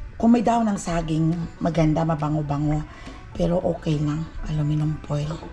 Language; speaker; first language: Filipino; non-native, local second language; Cebuano